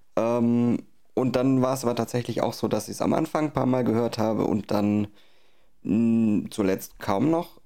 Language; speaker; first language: German; native; German